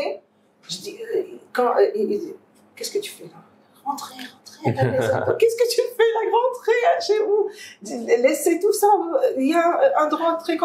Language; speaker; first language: French; non-native, fluent; Arabic